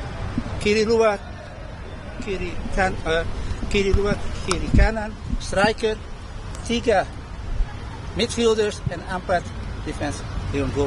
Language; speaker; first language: Indonesian; early bilingual, heritage; Dutch